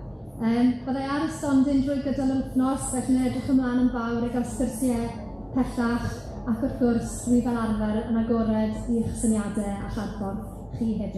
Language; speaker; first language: Welsh; native; Welsh